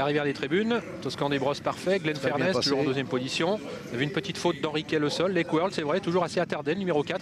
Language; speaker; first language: French; native; French